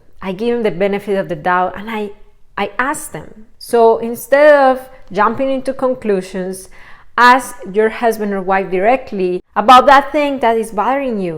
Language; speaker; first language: English; non-native, fluent; Spanish